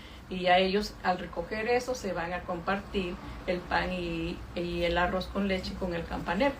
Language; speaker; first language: Spanish; native; Spanish